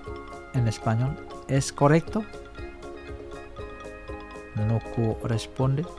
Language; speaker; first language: Spanish; non-native, fluent; Indonesian